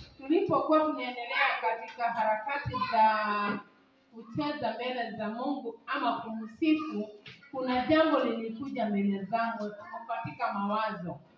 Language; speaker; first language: Swahili; non-native, local second language; Kikuyu